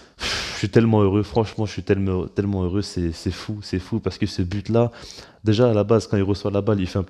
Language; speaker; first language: French; native; French